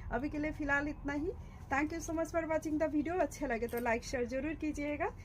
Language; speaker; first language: Hindi; non-native, local second language; Bangla